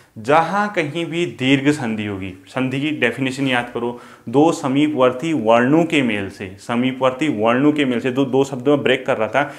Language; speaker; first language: Hindi; native; Hindi